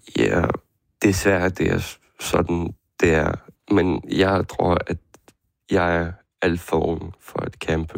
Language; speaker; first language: Danish; non-native, learner; Ukrainian